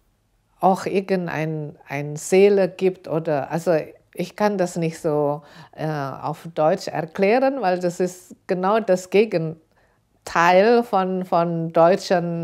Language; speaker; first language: German; non-native, fluent; Indonesian